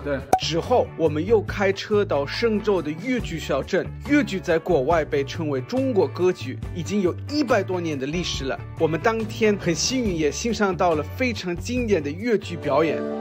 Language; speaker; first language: Chinese; non-native, fluent; German